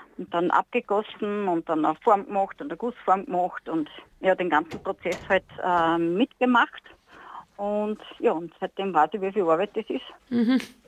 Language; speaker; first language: German; native; German